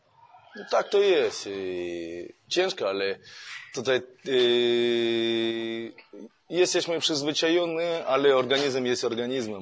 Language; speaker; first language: Polish; non-native, fluent; Russian